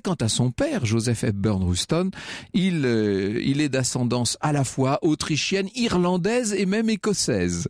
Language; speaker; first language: French; native; French